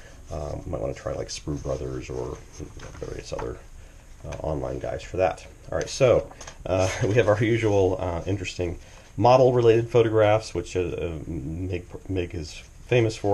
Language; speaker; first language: English; native; English